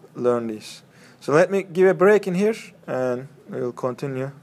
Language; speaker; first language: English; non-native, fluent; Turkish